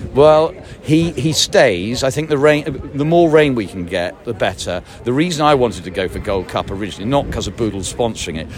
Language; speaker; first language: English; native; English